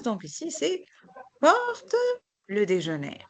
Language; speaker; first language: French; non-native, local second language; Arabic